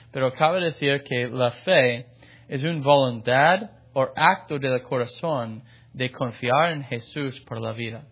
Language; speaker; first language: Spanish; non-native, fluent; English